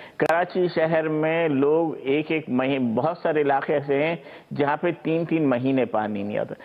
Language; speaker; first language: Urdu; native; Urdu